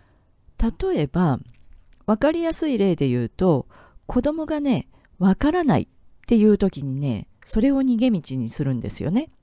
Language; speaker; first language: Japanese; native; Japanese